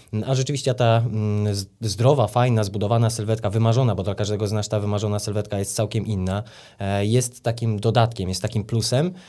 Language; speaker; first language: Polish; native; Polish